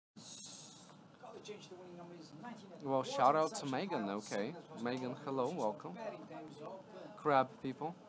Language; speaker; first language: English; non-native, fluent; Latvian